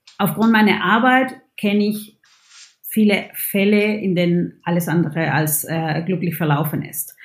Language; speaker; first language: German; non-native, fluent; Spanish